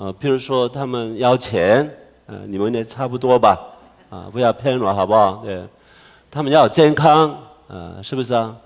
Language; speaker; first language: Chinese; non-native, fluent; Korean